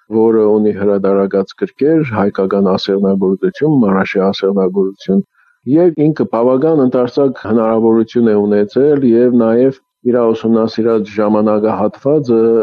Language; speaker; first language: Armenian; early bilingual, heritage; Armenian